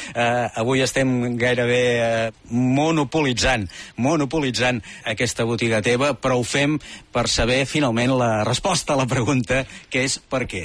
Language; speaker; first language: Catalan; native; Catalan